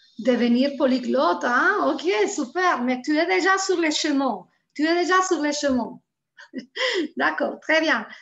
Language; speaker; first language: French; non-native, fluent; Spanish